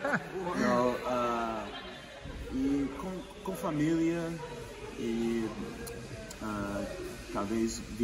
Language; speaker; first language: Portuguese; non-native, learner; English